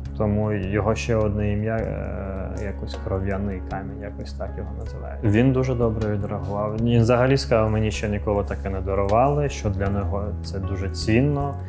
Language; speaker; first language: Ukrainian; non-native, local second language; Crimean Tatar